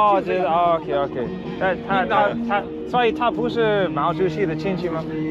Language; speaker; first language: Chinese; non-native, learner; English